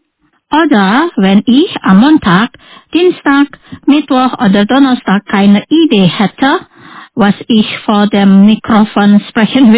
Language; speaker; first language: German; non-native, fluent; Indonesian